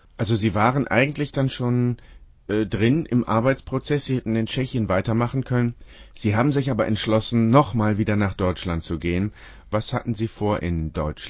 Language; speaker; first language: German; native; German